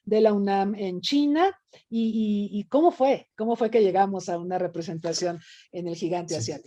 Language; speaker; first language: Spanish; native; Spanish